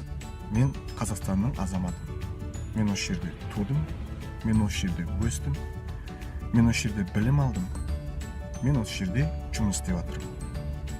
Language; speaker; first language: Kazakh; non-native, local second language; Russian